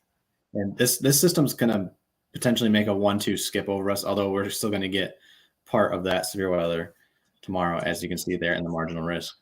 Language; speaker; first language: English; native; English